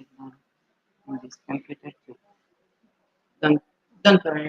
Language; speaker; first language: English; non-native, fluent; Portuguese